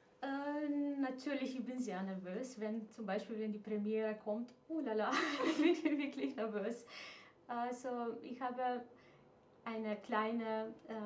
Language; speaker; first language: German; non-native, fluent; Macedonian